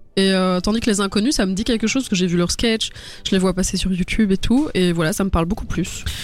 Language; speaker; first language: French; native; French